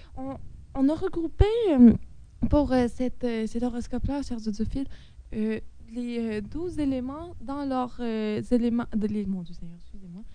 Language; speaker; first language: French; native; French